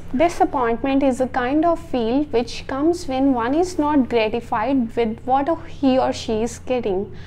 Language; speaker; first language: English; non-native, local second language; Punjabi